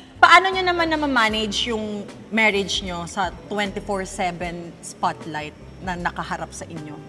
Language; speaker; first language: Filipino; native; Filipino